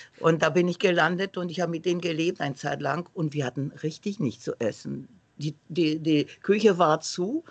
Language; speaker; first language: German; non-native, fluent; Romanian